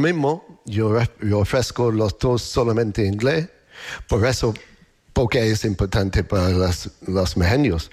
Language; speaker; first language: Spanish; non-native, fluent; English